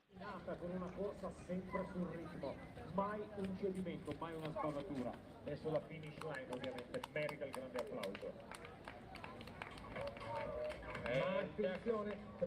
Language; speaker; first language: Italian; native; Italian